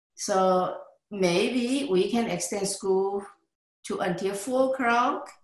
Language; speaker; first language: English; non-native, learner; Chinese